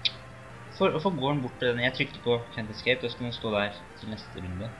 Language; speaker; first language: Norwegian; native; Norwegian